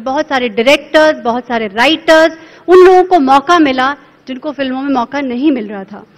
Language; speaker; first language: Hindi; native; Hindi